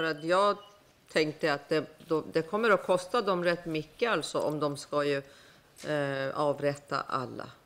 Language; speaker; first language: Swedish; non-native, fluent; Persian